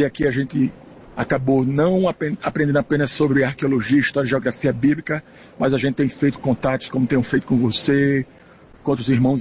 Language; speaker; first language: Portuguese; native; Portuguese